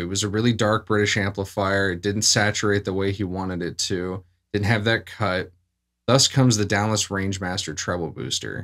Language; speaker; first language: English; native; English